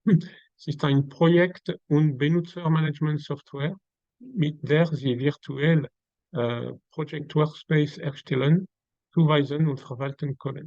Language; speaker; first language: German; non-native, learner; French